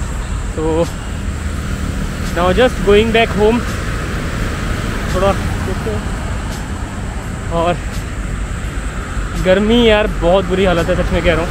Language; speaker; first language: Hindi; native; Hindi